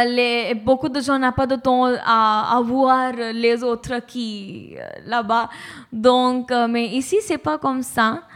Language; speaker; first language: French; non-native, learner; Hindi